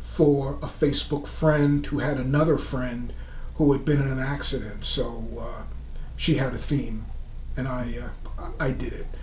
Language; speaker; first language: English; native; English